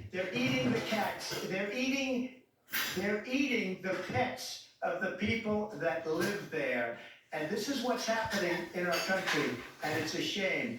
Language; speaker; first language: English; native; English